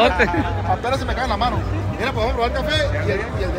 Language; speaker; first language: Spanish; native; Spanish